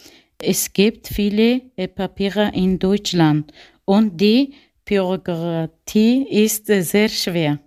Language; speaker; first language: German; non-native, learner; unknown